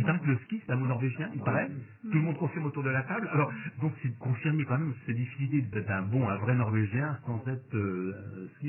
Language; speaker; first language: French; native; French